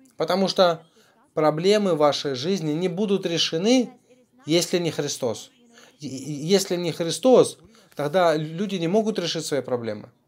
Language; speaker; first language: Russian; non-native, fluent; Korean